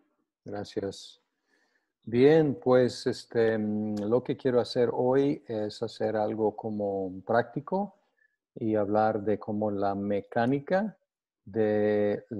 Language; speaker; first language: Spanish; non-native, fluent; English